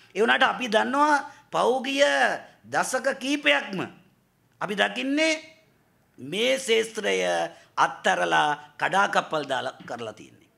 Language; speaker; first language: Sinhala; non-native, local second language; Tamil